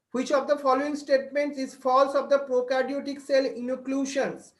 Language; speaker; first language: English; non-native, local second language; Bangla